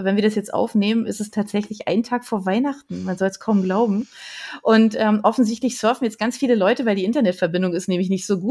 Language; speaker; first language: German; native; German